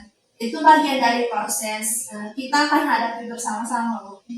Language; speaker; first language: Indonesian; native; Indonesian